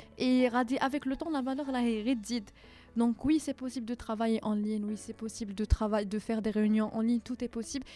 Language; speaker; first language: French; non-native, local second language; Arabic